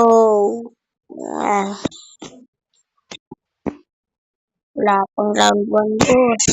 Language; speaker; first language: Filipino; native; Filipino